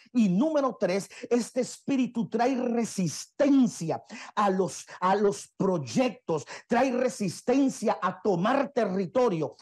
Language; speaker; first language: Spanish; native; Spanish